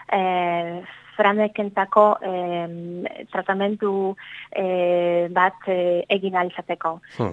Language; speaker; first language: Basque; non-native, learner; Polish